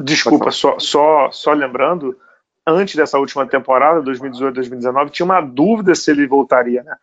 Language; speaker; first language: Portuguese; native; Portuguese